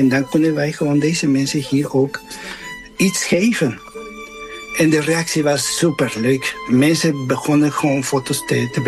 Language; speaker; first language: Dutch; non-native, fluent; Spanish